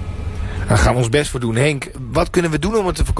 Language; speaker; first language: Dutch; native; Dutch